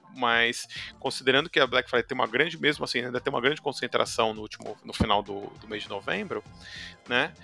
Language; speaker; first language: Portuguese; native; Portuguese